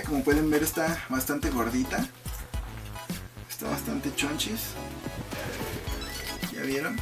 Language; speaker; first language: Spanish; native; Spanish